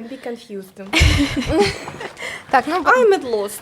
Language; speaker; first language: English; non-native, fluent; Vietnamese